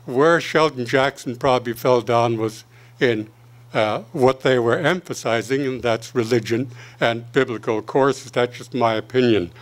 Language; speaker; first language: English; native; English